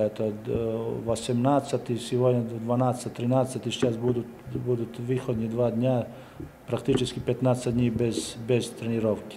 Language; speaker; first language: Russian; non-native, learner; Serbian